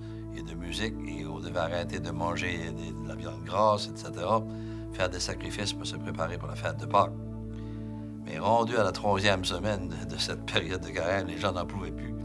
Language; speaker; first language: French; native; French